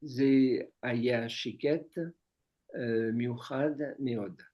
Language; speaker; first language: Hebrew; non-native, learner; French